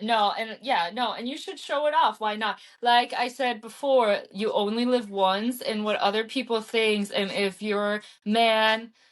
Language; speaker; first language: English; early bilingual, heritage; English